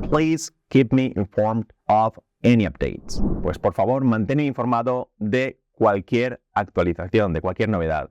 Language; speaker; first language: Spanish; native; Spanish